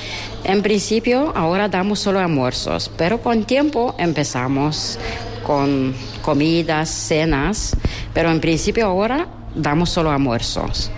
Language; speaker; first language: Spanish; non-native, learner; Romanian